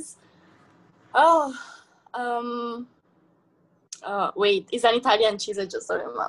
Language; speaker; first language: English; non-native, fluent; Italian